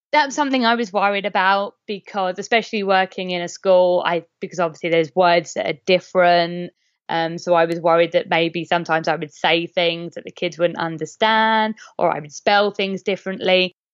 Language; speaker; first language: English; native; English